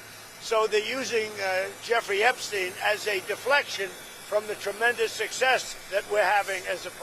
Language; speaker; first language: English; native; English